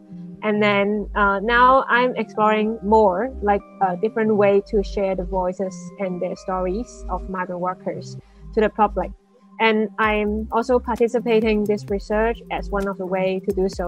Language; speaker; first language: English; non-native, local second language; Cantonese